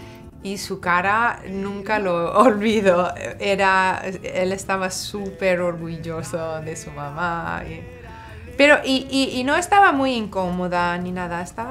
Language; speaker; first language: Spanish; non-native, fluent; English